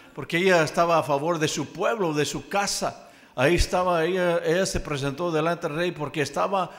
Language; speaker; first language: Spanish; early bilingual, heritage; Spanish